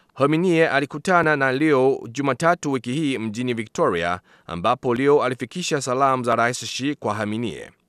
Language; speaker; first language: Swahili; non-native, fluent; Chinese